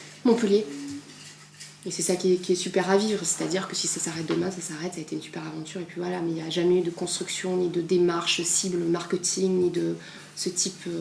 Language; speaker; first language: French; native; French